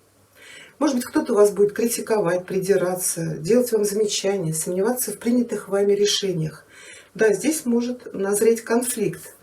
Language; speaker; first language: Russian; native; Russian